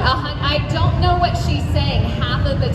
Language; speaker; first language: English; native; English